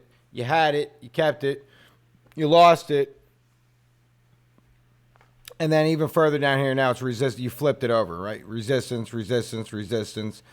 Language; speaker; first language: English; native; English